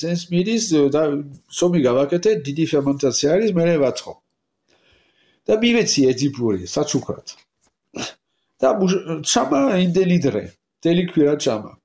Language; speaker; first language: Georgian; non-native, learner; French